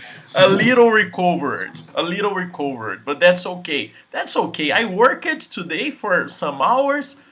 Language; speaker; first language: English; non-native, fluent; Portuguese